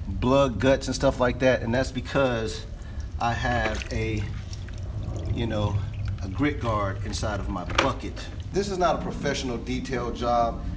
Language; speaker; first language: English; native; English